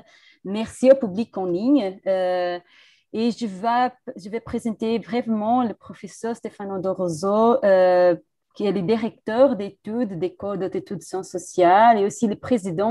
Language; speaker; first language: French; non-native, fluent; Portuguese